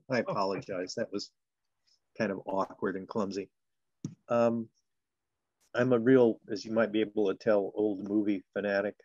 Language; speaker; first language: English; native; English